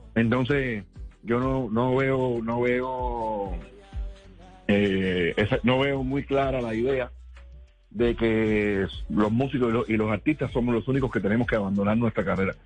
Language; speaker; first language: Spanish; native; Spanish